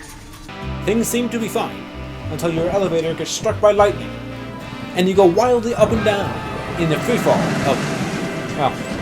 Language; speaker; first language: English; native; English